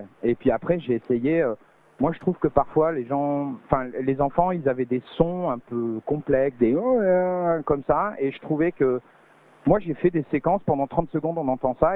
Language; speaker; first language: French; native; French